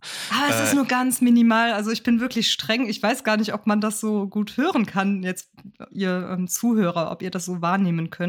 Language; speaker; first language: German; native; German